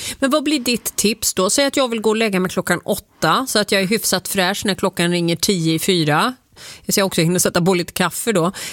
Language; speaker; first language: Swedish; native; Swedish